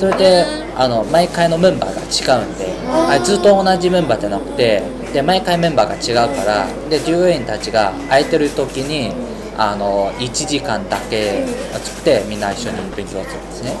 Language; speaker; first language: Japanese; non-native, fluent; Chinese